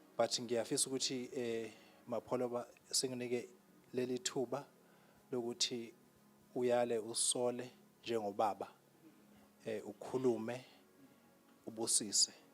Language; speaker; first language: Zulu; native; Zulu